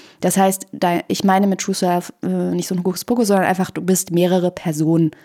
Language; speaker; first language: German; early bilingual, other home language; Persian